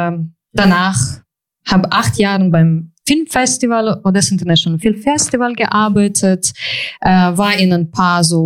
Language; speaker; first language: German; non-native, fluent; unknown